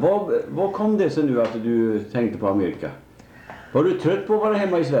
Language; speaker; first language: Swedish; native; Swedish